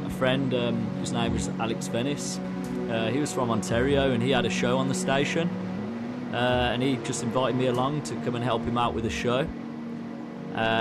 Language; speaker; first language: English; native; English